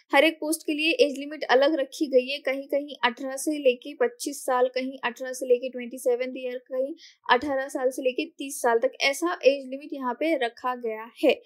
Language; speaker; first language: Hindi; non-native, local second language; Marathi